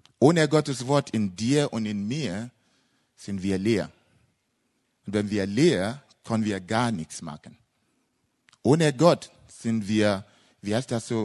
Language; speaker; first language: German; non-native, fluent; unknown